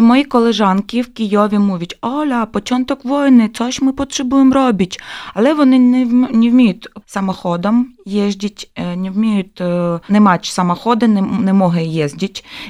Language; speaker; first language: Ukrainian; non-native, local second language; Russian